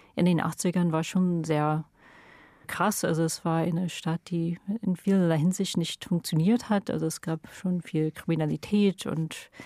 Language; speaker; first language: German; non-native, fluent; English